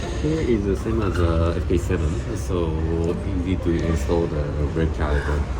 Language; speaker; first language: English; non-native, learner; Japanese